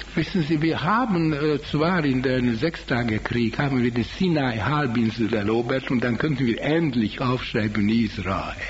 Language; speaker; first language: German; non-native, fluent; Hungarian